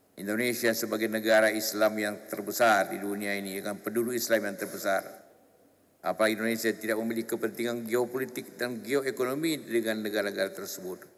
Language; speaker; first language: Indonesian; non-native, local second language; Buginese